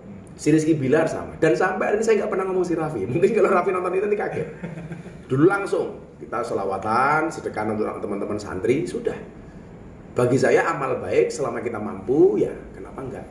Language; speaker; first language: Indonesian; native; Indonesian